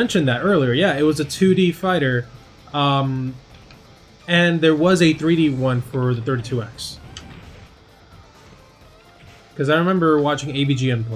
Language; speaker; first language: English; native; English